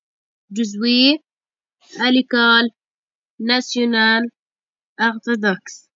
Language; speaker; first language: French; non-native, learner; Arabic